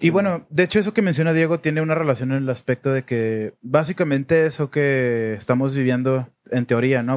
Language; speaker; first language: Spanish; native; Spanish